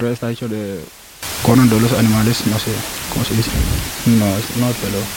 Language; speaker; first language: Spanish; non-native, learner; Wolof